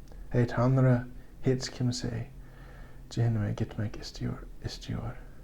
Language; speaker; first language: Turkish; non-native, learner; English